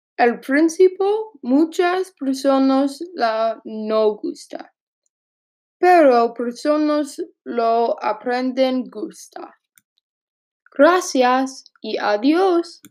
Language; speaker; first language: Spanish; non-native, learner; English